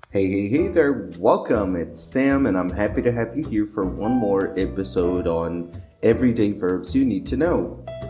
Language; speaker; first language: English; non-native, fluent; Portuguese